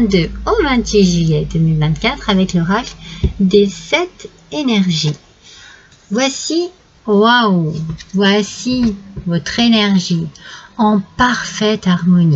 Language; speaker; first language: French; native; French